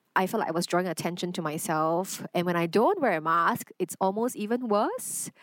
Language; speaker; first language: English; non-native, local second language; Chinese